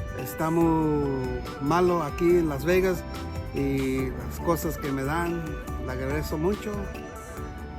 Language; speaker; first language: Spanish; early bilingual, heritage; English